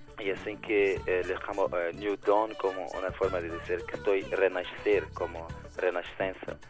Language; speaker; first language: Spanish; non-native, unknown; Portuguese